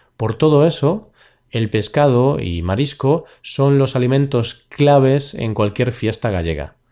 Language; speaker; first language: Spanish; native; Spanish